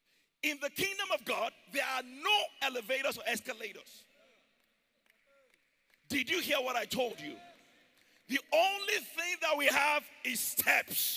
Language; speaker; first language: English; non-native, local second language; Yoruba